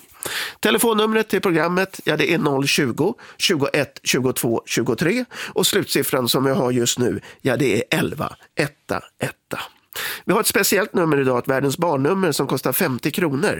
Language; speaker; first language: Swedish; native; Swedish